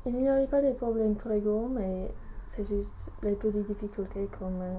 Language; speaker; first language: French; non-native, learner; English